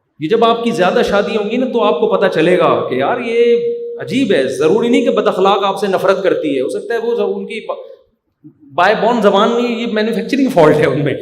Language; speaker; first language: Urdu; native; Urdu